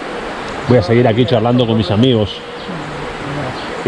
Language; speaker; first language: Spanish; native; Spanish